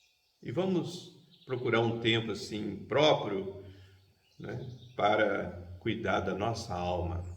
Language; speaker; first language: Portuguese; native; Portuguese